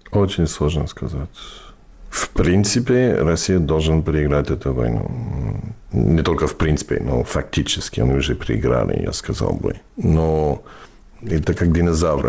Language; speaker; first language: Russian; non-native, fluent; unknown